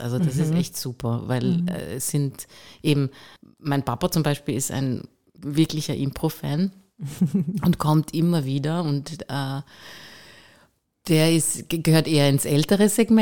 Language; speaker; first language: German; native; German